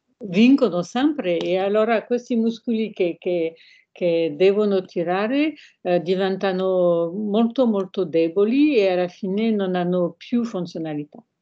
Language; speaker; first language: Italian; non-native, fluent; French